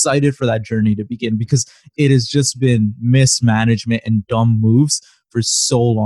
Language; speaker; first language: English; native; English